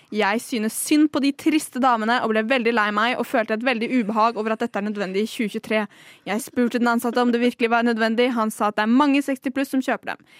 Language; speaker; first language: Norwegian; native; Norwegian